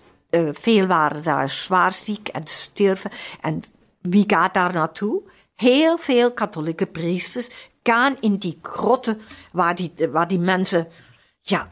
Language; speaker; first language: Dutch; non-native, fluent; German